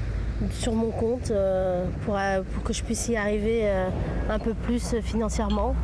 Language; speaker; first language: French; native; French